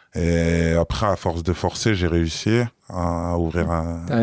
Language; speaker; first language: French; native; French